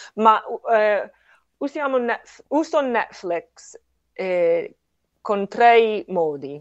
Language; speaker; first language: Italian; non-native, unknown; English